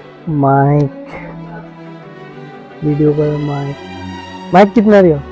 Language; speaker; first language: Hindi; non-native, learner; Bangla